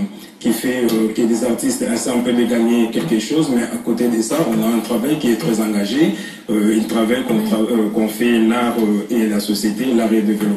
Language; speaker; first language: French; non-native, local second language; Lingala